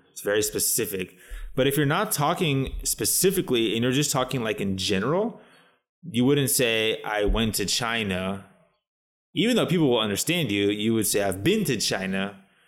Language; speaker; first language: English; native; English